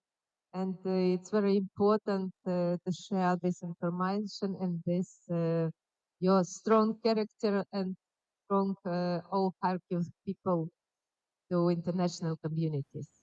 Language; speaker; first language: English; non-native, fluent; Ukrainian